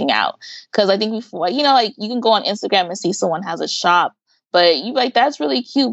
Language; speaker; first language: English; native; English